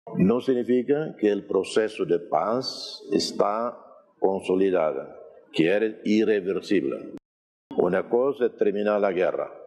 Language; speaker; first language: Spanish; non-native, fluent; Portuguese